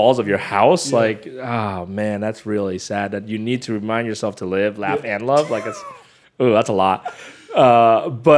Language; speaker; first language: English; native; English